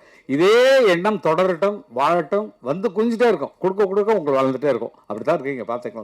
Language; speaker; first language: Tamil; native; Tamil